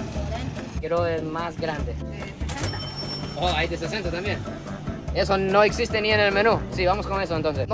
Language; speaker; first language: Spanish; non-native, fluent; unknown